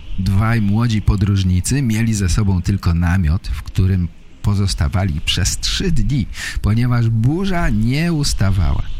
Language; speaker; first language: Polish; native; Polish